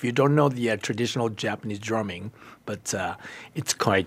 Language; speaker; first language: English; non-native, learner; Japanese